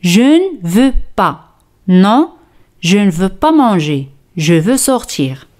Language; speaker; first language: French; non-native, fluent; Spanish